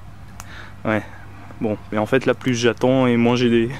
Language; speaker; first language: French; native; French